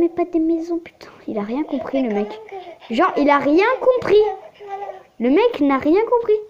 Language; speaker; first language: French; native; French